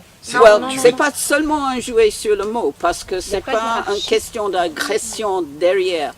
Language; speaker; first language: French; non-native, learner; English